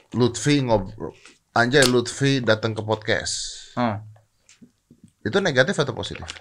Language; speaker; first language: Indonesian; native; Indonesian